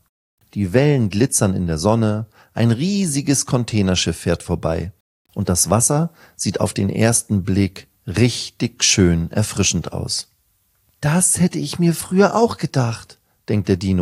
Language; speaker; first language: German; native; German